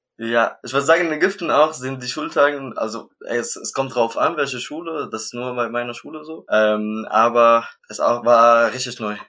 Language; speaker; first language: German; non-native, learner; Arabic